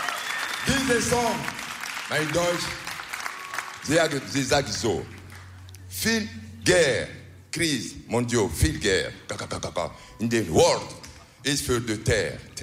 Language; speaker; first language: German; non-native, learner; French